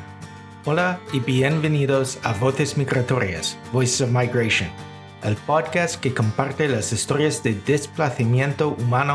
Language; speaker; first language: Spanish; non-native, fluent; English